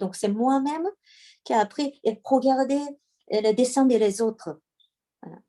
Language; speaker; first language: French; non-native, learner; Japanese